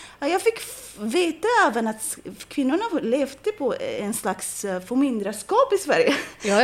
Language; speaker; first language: Swedish; non-native, fluent; Arabic